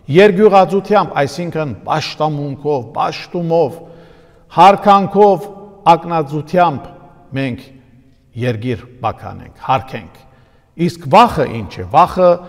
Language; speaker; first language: Armenian; native; Armenian